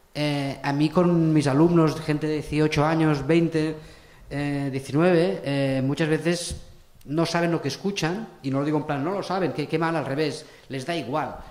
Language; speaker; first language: Spanish; non-native, local second language; Catalan